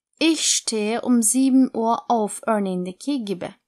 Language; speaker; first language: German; non-native, fluent; Turkish